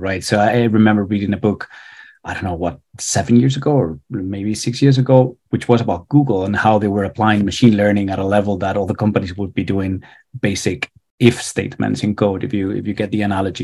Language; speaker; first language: English; non-native, fluent; Spanish